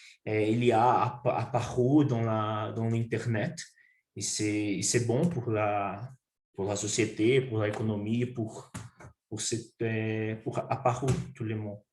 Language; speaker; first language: French; non-native, learner; Portuguese